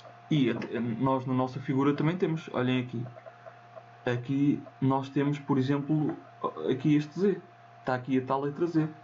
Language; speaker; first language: Portuguese; native; Portuguese